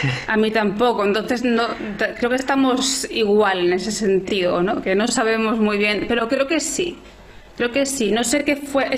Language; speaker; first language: Spanish; native; Spanish